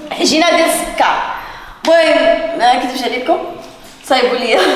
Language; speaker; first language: Arabic; native; Arabic